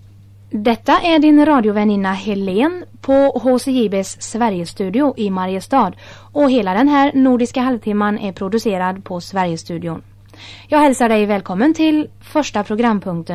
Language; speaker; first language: Swedish; native; Swedish